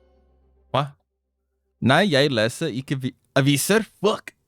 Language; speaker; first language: Norwegian; non-native, learner; English